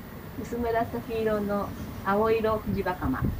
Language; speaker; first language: Japanese; native; Japanese